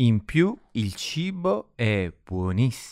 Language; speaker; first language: Italian; non-native, learner; English